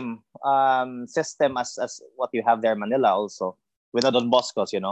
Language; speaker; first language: English; non-native, local second language; Cebuano